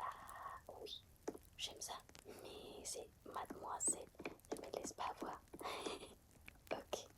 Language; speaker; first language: French; non-native, fluent; Spanish